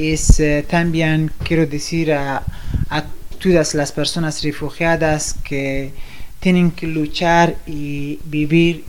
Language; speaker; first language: Spanish; non-native, fluent; Persian